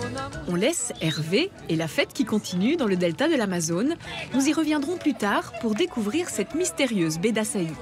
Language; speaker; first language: French; native; French